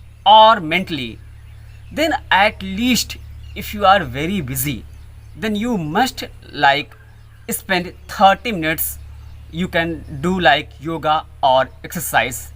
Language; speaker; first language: English; non-native, learner; Hindi